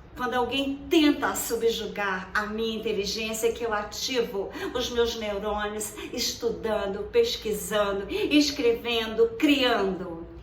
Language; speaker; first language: Portuguese; native; Portuguese